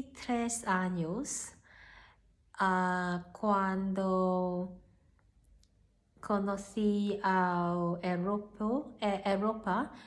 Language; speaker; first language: Spanish; non-native, learner; Cantonese